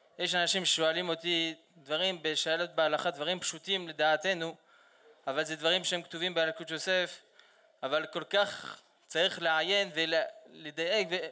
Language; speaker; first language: Hebrew; non-native, fluent; French